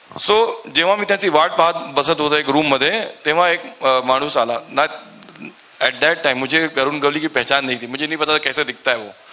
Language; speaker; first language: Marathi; non-native, local second language; Urdu